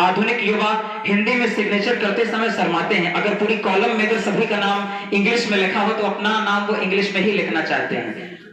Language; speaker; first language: Hindi; native; Hindi